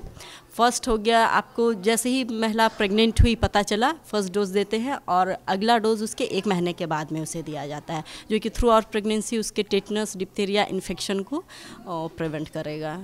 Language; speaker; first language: Hindi; native; Hindi